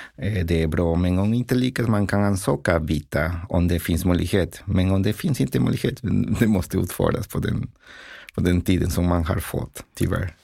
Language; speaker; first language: Swedish; non-native, learner; Spanish